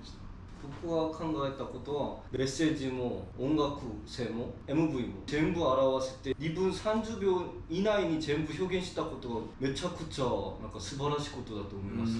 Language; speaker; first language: Japanese; non-native, fluent; Korean